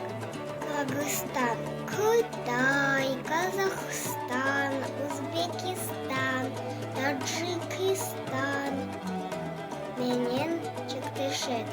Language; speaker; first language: Kyrgyz; non-native, local second language; Russian